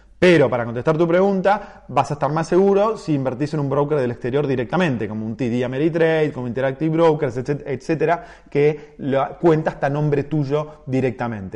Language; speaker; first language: Spanish; native; Spanish